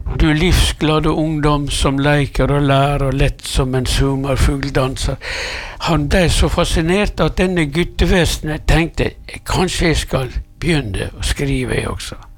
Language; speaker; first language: Norwegian; native; Norwegian